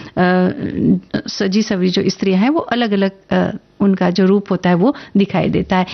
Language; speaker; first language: Hindi; native; Hindi